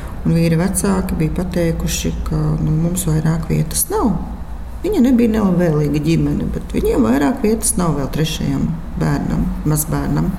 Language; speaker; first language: Latvian; native; Latvian